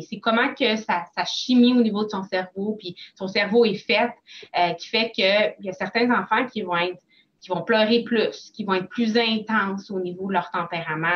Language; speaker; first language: French; native; French